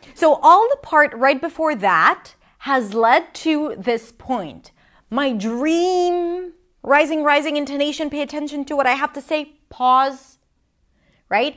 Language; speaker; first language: English; non-native, fluent; Hebrew